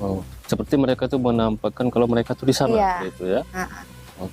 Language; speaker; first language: Indonesian; native; Indonesian